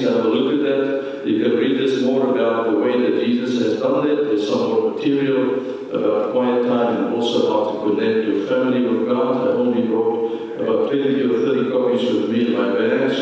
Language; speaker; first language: English; non-native, local second language; Afrikaans